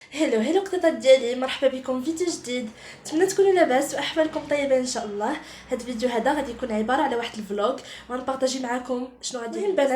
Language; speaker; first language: Arabic; native; Arabic